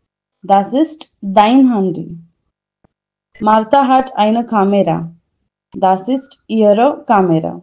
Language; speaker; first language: German; non-native, fluent; Hindi